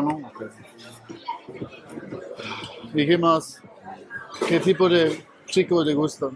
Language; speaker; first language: Spanish; non-native, learner; German